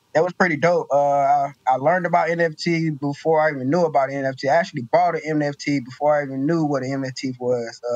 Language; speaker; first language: English; native; English